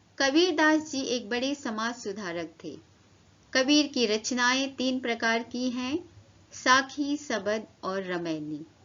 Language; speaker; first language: Hindi; native; Hindi